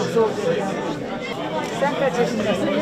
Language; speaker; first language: Turkish; native; Turkish